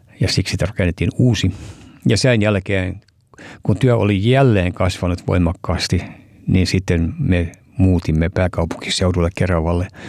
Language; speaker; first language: Finnish; early bilingual, heritage; Finnish